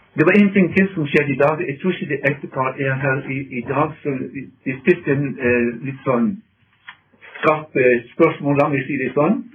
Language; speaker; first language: Norwegian; non-native, fluent; English